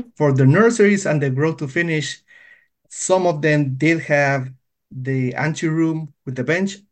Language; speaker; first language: English; non-native, fluent; Spanish